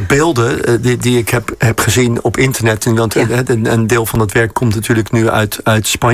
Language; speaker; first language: Dutch; native; Dutch